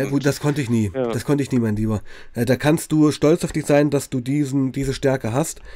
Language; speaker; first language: German; native; German